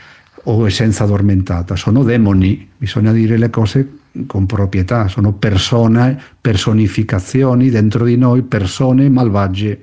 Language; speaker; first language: Italian; non-native, fluent; Spanish